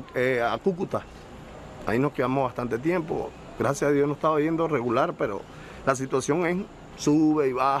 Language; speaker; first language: Spanish; native; Spanish